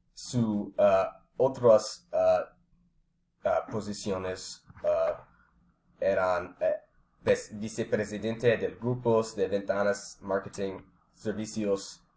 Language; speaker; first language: Spanish; non-native, learner; English